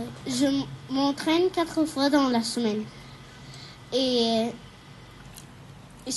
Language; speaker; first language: French; non-native, fluent; Arabic